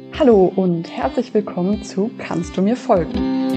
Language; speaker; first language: German; native; German